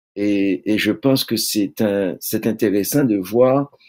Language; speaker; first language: French; native; French